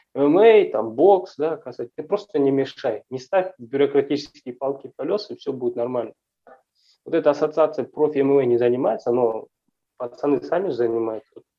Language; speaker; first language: Russian; native; Russian